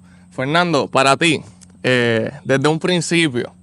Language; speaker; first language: Spanish; native; Spanish